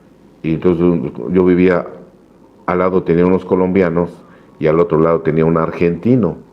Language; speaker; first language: Spanish; native; Spanish